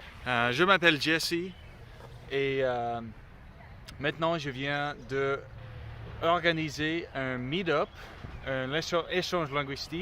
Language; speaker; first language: French; non-native, learner; English